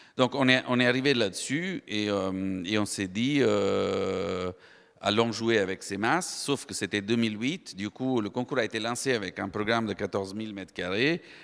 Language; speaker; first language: French; non-native, fluent; Italian